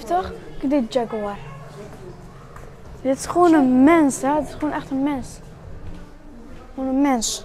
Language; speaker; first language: Dutch; early bilingual, other home language; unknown